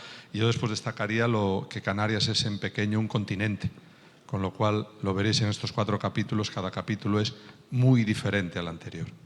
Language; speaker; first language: Spanish; native; Spanish